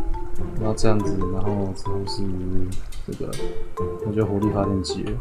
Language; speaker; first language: Chinese; native; Chinese